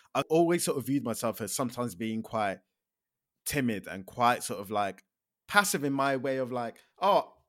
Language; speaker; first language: English; native; English